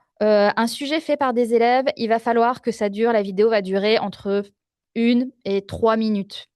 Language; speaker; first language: French; native; French